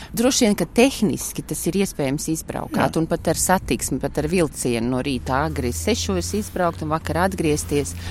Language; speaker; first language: Latvian; native; Latvian